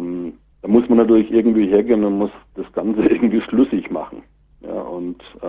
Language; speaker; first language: German; native; German